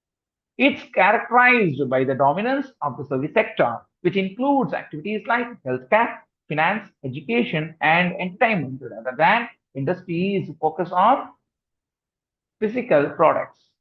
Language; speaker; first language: English; non-native, local second language; Tamil